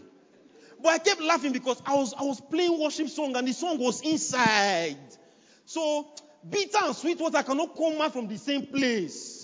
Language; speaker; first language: English; non-native, local second language; Yoruba